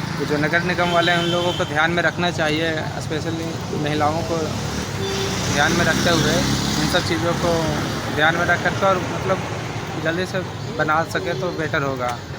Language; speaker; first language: Hindi; native; Hindi